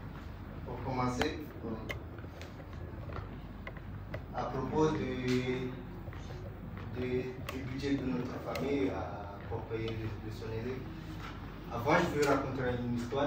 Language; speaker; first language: French; non-native, local second language; Ngazidja Comorian